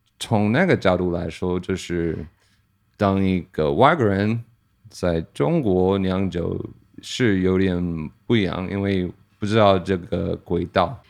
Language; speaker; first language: Chinese; non-native, fluent; English